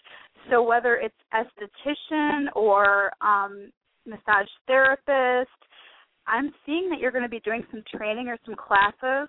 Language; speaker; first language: English; native; English